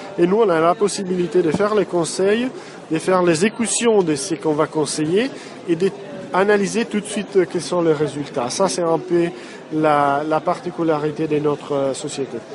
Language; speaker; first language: French; non-native, fluent; Italian